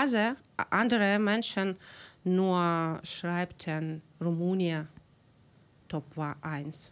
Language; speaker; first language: German; non-native, learner; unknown